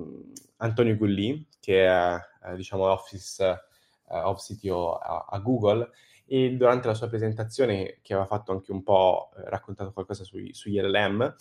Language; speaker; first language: Italian; native; Italian